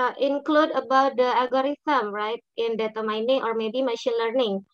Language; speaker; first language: English; non-native, fluent; Indonesian